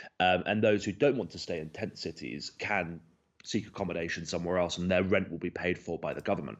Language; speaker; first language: English; native; English